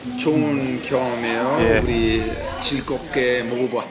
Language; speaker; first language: Korean; non-native, fluent; Italian